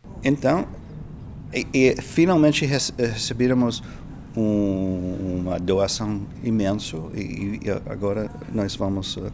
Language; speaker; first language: Portuguese; non-native, fluent; English